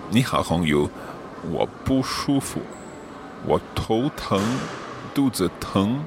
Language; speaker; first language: Chinese; non-native, learner; English